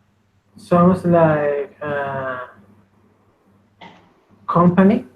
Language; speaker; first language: English; non-native, learner; Spanish